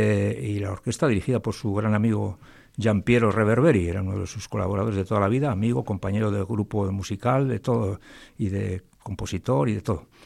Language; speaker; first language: Spanish; native; Spanish